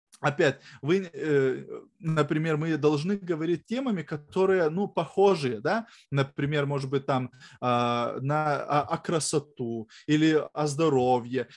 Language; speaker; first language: Russian; non-native, fluent; Lithuanian